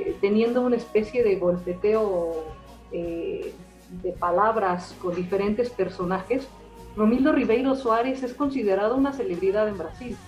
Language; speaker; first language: Spanish; native; Spanish